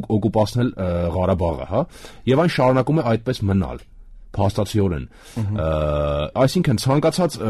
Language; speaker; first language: Armenian; native; Armenian